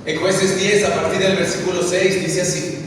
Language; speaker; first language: Spanish; native; Spanish